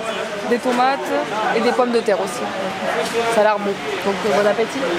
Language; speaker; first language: French; native; French